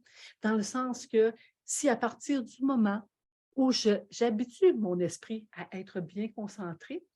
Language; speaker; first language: French; native; French